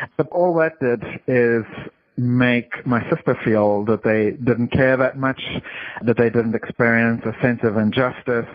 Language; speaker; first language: English; native; English